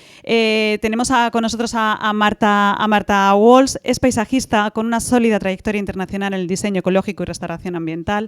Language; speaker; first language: Spanish; native; Spanish